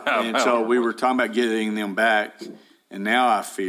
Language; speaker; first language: English; native; English